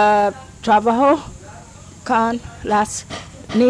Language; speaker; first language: Spanish; non-native, learner; English